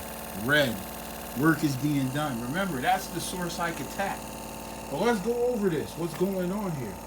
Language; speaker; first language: English; native; English